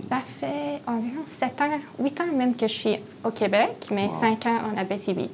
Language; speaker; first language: French; non-native, fluent; English